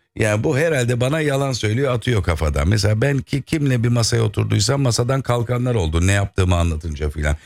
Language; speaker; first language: Turkish; native; Turkish